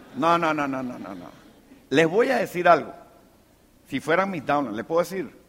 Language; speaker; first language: Spanish; native; Spanish